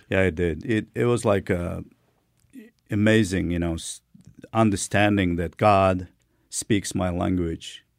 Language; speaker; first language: English; non-native, fluent; Turkmen